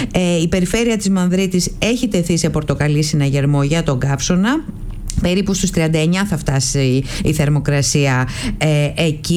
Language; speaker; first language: Greek; native; Greek